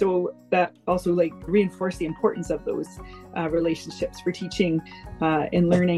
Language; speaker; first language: English; native; English